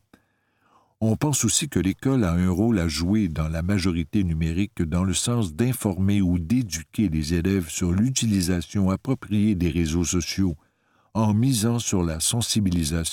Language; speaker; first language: French; native; French